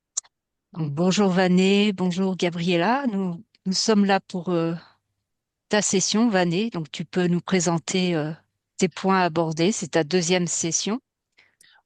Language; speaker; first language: French; native; French